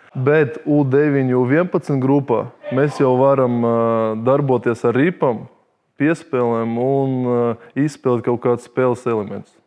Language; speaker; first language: Latvian; non-native, local second language; Russian